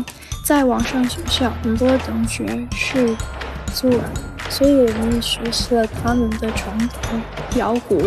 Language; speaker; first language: Chinese; non-native, learner; English